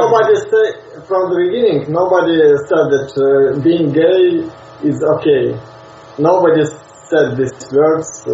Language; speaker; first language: English; non-native, learner; Russian